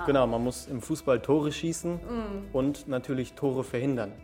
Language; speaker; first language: German; early bilingual, other home language; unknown